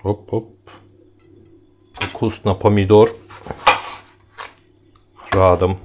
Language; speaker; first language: Russian; non-native, learner; Turkish